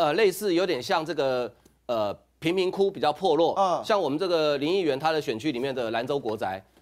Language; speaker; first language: Chinese; non-native, local second language; Hakka Chinese